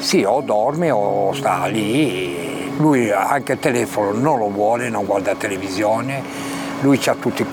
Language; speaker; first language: Italian; native; Italian